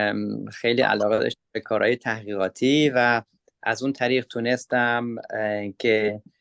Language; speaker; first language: Persian; native; Persian